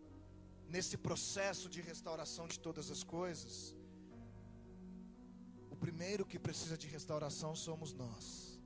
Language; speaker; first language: Portuguese; native; Portuguese